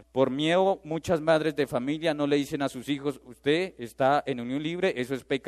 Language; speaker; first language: Spanish; native; Spanish